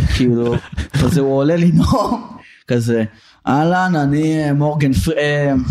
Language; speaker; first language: Hebrew; early bilingual, other home language; Arabic